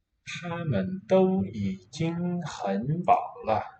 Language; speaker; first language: Chinese; non-native, learner; English